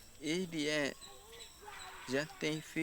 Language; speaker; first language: Portuguese; non-native, local second language; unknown